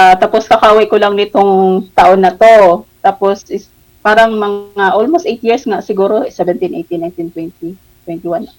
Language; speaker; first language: Filipino; non-native, local second language; Cebuano